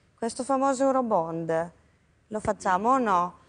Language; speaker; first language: Italian; non-native, fluent; Greek